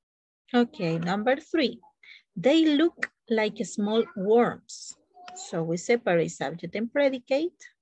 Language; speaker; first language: English; non-native, learner; Spanish